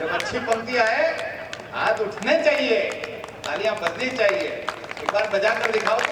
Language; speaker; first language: Hindi; native; Hindi